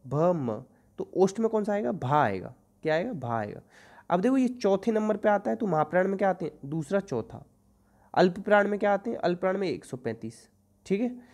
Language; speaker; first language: Hindi; native; Hindi